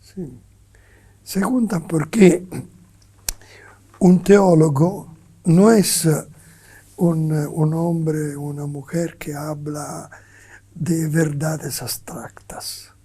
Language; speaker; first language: Spanish; non-native, fluent; Italian